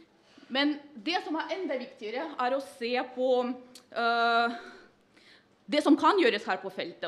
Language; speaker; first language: Norwegian; non-native, fluent; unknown